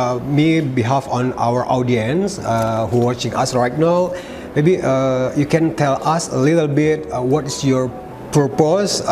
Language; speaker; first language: English; non-native, learner; Indonesian